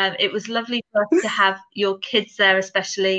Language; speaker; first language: English; native; English